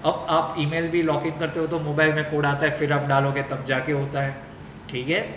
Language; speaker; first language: Hindi; non-native, local second language; Gujarati